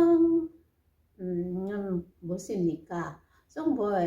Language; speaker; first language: Korean; non-native, learner; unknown